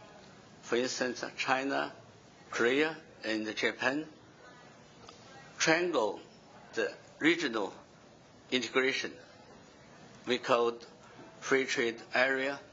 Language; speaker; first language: English; non-native, fluent; Chinese